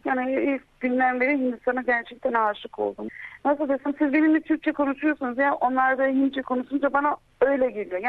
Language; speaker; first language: Turkish; early bilingual, heritage; Turkish